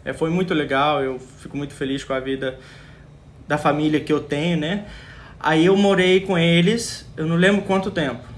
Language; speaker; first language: Portuguese; early bilingual, other home language; English